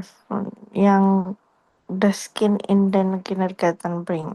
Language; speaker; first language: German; non-native, learner; Indonesian